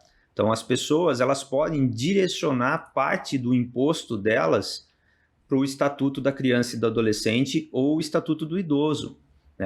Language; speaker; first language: Portuguese; native; Portuguese